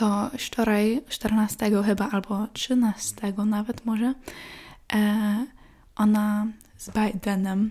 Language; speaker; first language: Polish; early bilingual, heritage; English